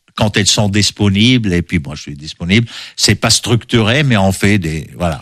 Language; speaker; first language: French; non-native, local second language; Arabic